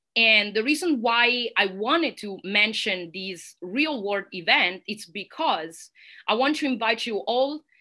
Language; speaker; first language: English; non-native, fluent; Italian